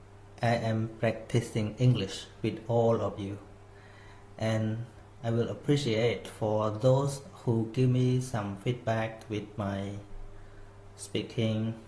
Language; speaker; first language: English; non-native, fluent; Khmer